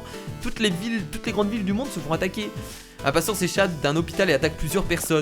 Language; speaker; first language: French; native; French